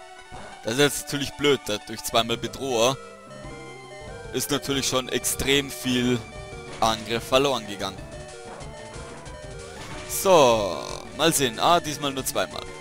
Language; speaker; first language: German; native; German